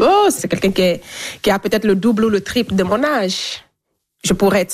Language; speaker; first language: French; non-native, local second language; Fula